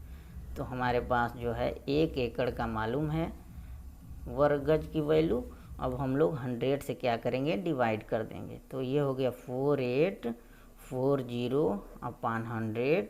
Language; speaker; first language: Hindi; native; Hindi